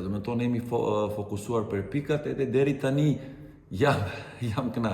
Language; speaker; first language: Albanian; non-native, fluent; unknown